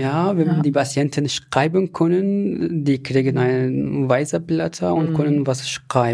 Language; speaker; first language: German; non-native, fluent; Arabic